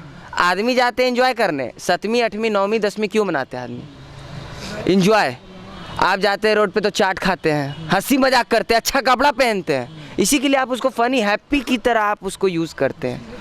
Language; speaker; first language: Hindi; native; Hindi